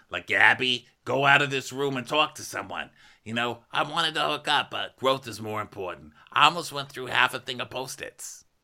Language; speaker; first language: English; native; English